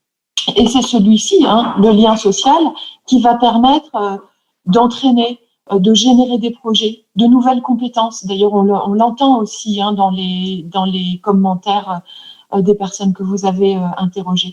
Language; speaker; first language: French; native; French